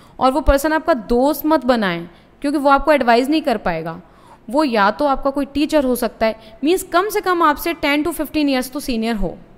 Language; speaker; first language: Hindi; native; Hindi